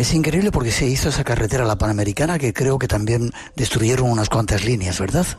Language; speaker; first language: Spanish; native; Spanish